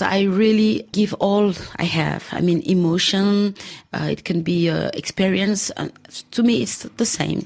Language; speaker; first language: English; non-native, fluent; Wolof